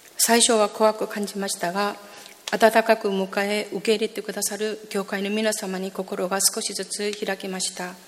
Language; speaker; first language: Japanese; non-native, fluent; Korean